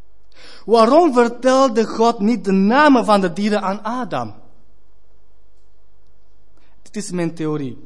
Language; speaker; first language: Dutch; non-native, fluent; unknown